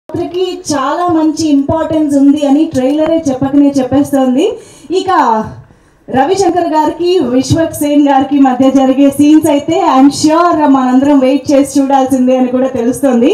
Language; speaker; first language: Telugu; native; Telugu